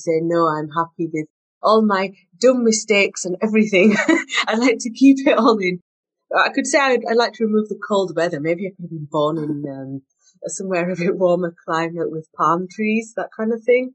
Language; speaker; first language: English; native; English